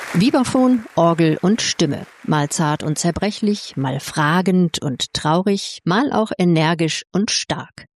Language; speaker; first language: German; native; German